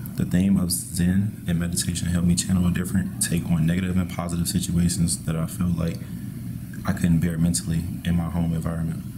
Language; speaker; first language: English; native; English